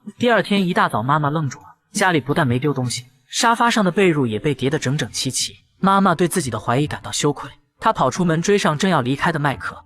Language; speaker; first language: Chinese; native; Chinese